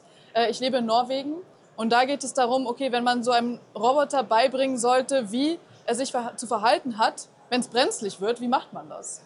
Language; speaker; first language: German; native; German